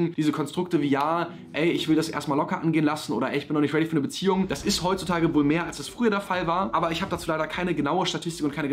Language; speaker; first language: German; native; German